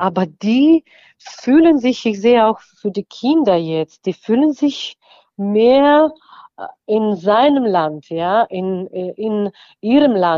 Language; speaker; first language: German; non-native, fluent; Ukrainian